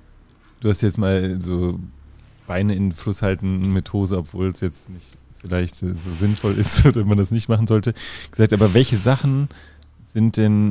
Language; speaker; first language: German; native; German